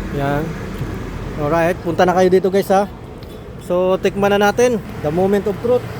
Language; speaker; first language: Filipino; native; Filipino